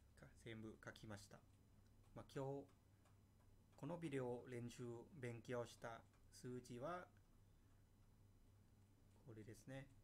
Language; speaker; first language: Japanese; non-native, fluent; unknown